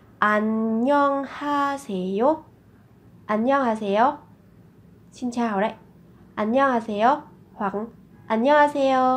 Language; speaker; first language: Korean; non-native, fluent; Vietnamese